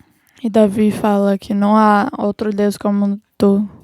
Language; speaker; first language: Portuguese; non-native, fluent; English